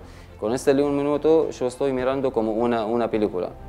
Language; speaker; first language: Spanish; non-native, learner; Arabic